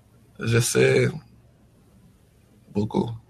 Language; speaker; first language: French; non-native, learner; English